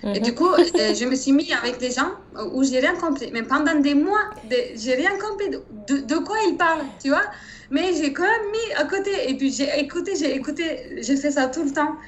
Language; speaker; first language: French; non-native, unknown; Turkish